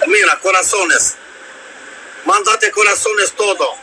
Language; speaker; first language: Spanish; non-native, learner; Albanian